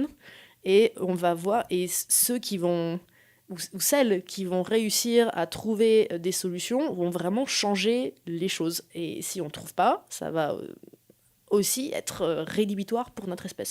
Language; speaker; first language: French; native; French